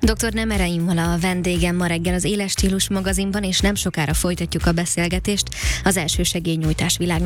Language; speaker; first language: Hungarian; native; Hungarian